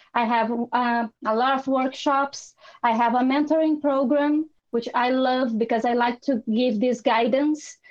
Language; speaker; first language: English; non-native, fluent; Portuguese